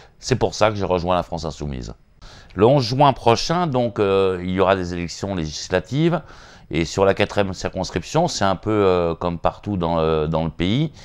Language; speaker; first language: French; native; French